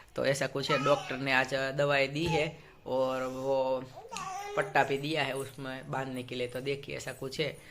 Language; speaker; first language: Hindi; non-native, local second language; Gujarati